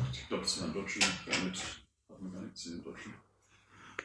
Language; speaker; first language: German; native; German